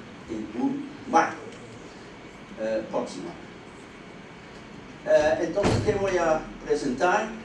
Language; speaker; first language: Spanish; non-native, fluent; Dutch